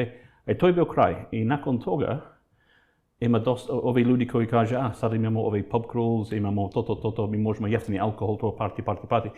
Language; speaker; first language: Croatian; non-native, fluent; English